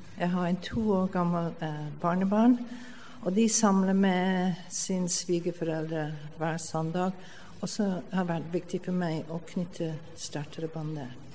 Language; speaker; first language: Norwegian; non-native, fluent; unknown